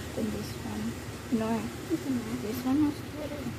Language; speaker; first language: English; native; English